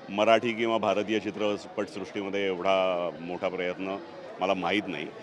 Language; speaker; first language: Marathi; native; Marathi